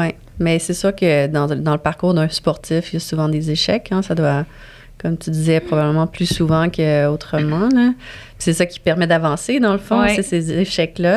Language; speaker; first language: French; native; French